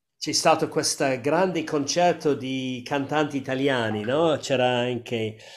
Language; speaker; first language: Italian; non-native, fluent; English